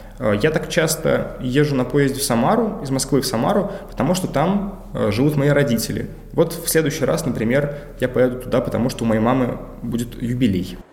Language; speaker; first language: Russian; native; Russian